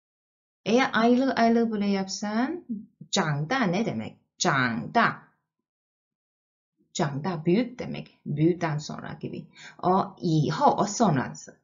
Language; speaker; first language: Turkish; non-native, fluent; Chinese